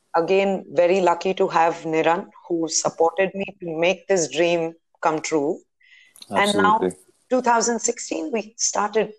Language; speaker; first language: English; non-native, local second language; Hindi